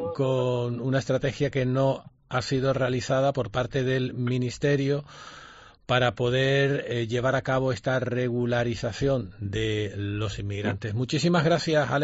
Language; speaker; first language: Spanish; native; Spanish